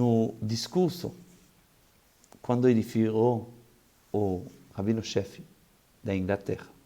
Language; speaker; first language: Portuguese; non-native, fluent; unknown